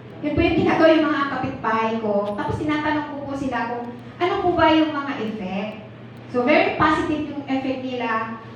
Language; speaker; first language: Filipino; non-native, local second language; Cebuano